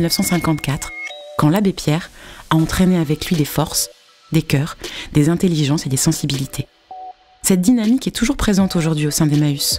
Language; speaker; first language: French; native; French